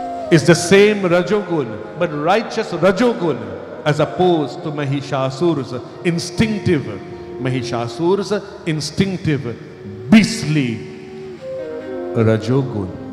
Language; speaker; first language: English; native; English